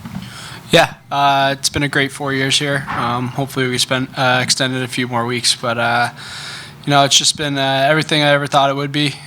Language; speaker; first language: English; native; English